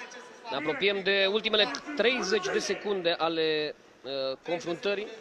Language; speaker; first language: Romanian; native; Romanian